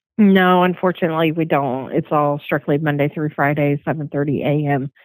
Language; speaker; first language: English; native; English